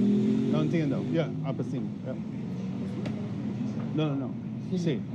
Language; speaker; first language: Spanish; non-native, learner; English